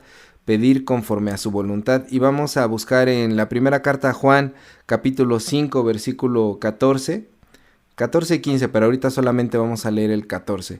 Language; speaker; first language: Spanish; native; Spanish